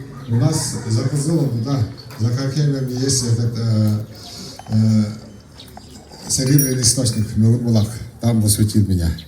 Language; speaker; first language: Russian; non-native, local second language; Tuvinian